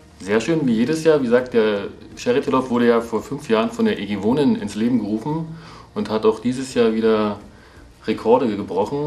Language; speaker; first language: German; native; German